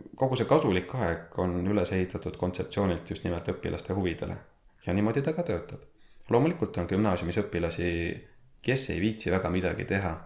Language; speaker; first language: Estonian; native; Estonian